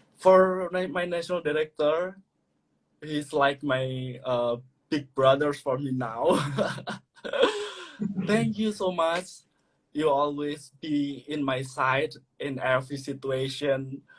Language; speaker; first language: English; non-native, learner; Indonesian